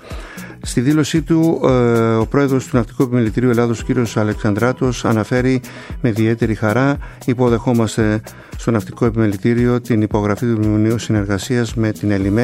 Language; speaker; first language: Greek; native; Greek